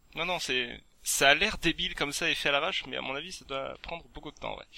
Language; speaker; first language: French; native; French